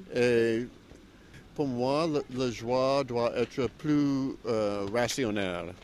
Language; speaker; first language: French; non-native, learner; English